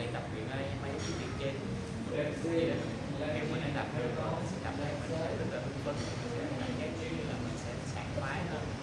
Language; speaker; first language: Vietnamese; native; Vietnamese